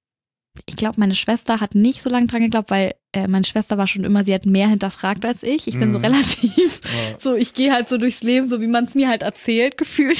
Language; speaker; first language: German; native; German